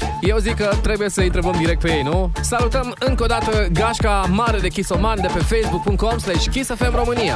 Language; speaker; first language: Romanian; native; Romanian